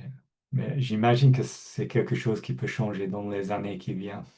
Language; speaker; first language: French; non-native, fluent; English